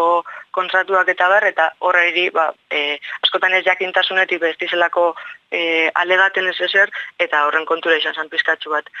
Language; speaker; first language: Basque; native; Basque